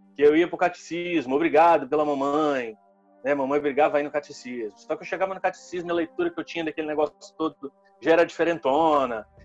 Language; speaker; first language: Portuguese; native; Portuguese